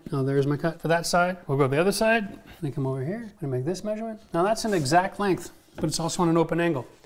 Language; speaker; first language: English; native; English